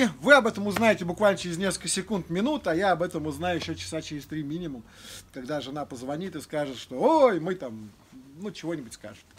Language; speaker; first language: Russian; native; Russian